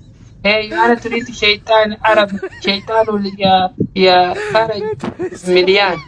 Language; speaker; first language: Arabic; non-native, learner; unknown